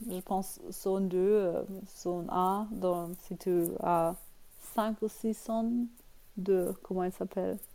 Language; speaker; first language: French; non-native, learner; German